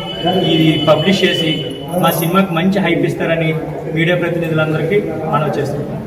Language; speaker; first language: Telugu; native; Telugu